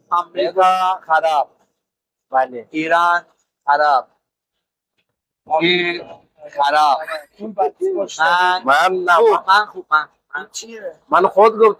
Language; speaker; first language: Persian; non-native, learner; Bangla